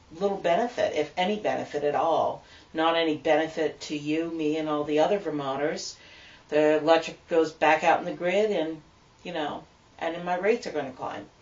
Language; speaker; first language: English; native; English